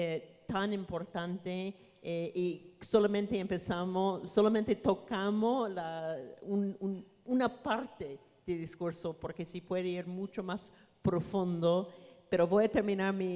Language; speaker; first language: Spanish; non-native, fluent; English